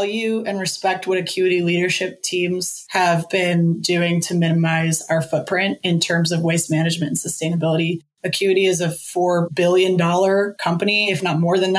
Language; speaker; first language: English; native; English